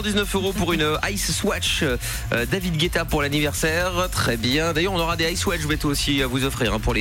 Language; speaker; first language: French; native; French